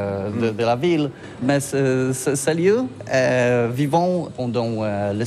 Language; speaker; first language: French; non-native, learner; Polish